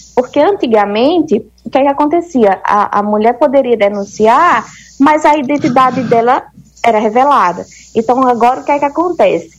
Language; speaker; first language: Portuguese; native; Portuguese